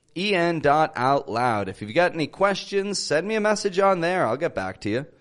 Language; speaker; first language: English; native; English